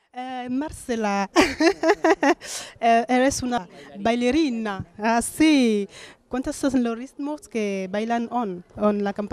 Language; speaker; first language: Spanish; non-native, learner; French